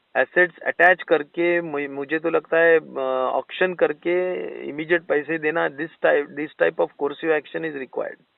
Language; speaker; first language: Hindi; non-native, local second language; Marathi